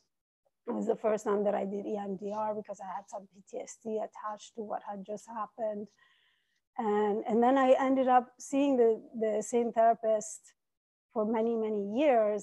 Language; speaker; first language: English; non-native, fluent; Italian